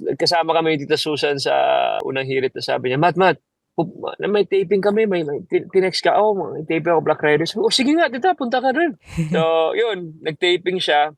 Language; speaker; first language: Filipino; non-native, local second language; Cebuano